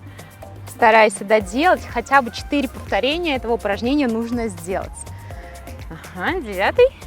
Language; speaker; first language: Russian; native; Russian